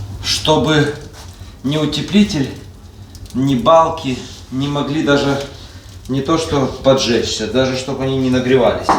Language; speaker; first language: Russian; native; Russian